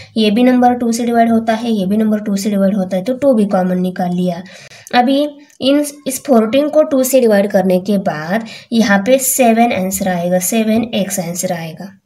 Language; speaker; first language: Hindi; non-native, local second language; Marathi